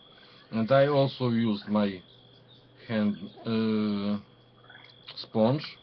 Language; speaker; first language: English; non-native, learner; Ukrainian